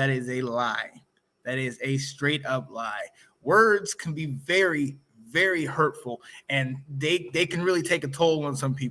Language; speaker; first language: English; native; English